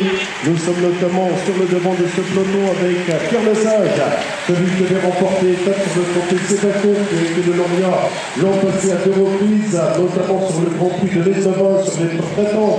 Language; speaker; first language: French; native; French